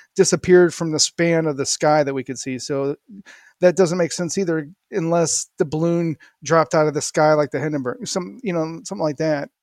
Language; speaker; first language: English; native; English